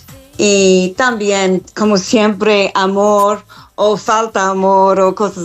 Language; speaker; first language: Spanish; non-native, fluent; English